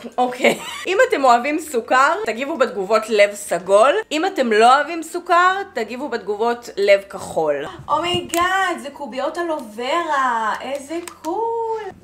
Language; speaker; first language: Hebrew; native; Hebrew